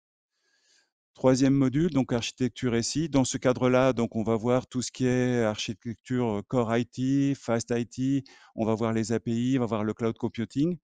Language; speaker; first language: French; native; French